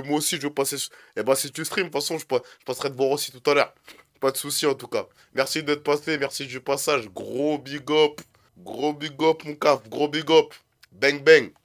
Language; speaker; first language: French; native; French